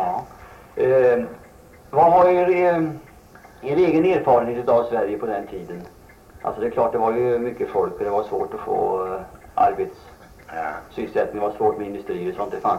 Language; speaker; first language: Swedish; native; Swedish